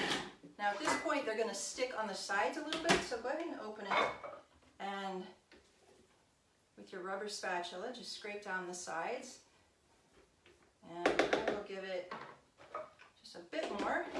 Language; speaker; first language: English; native; English